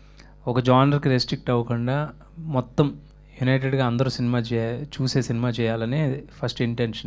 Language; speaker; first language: Telugu; native; Telugu